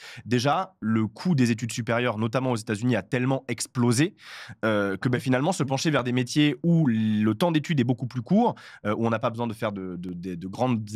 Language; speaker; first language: French; native; French